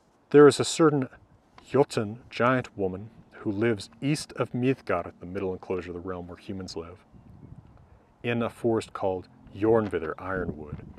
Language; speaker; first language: English; native; English